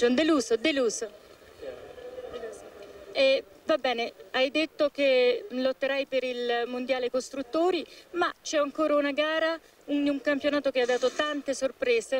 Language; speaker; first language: Italian; native; Italian